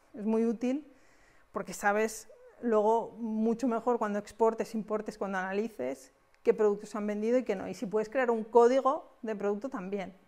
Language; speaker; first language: Spanish; native; Spanish